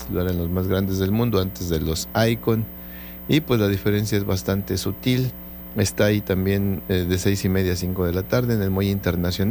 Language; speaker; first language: Spanish; native; Spanish